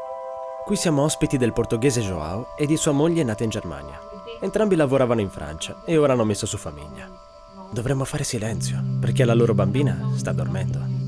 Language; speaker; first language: Italian; native; Italian